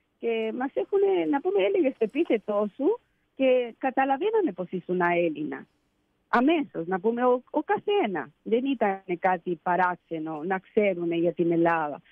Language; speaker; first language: Greek; early bilingual, heritage; Greek